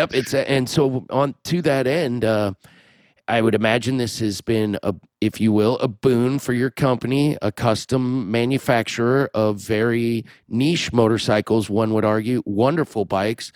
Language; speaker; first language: English; native; English